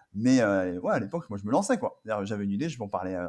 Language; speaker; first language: French; native; French